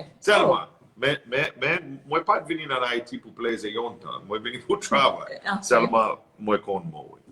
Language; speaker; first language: Haitian Creole; non-native, learner; English